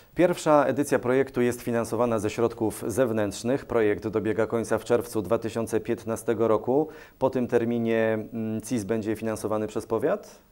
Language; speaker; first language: Polish; native; Polish